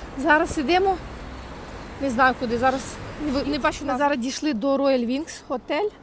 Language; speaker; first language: Ukrainian; native; Ukrainian